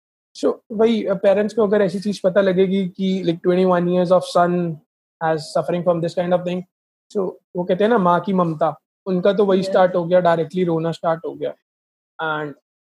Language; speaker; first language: English; non-native, local second language; Hindi